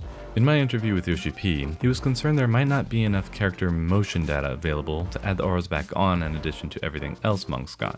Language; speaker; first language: English; native; English